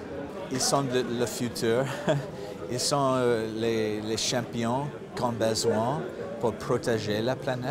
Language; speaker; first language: French; non-native, fluent; English